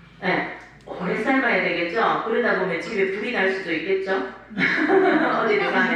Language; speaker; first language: Korean; native; Korean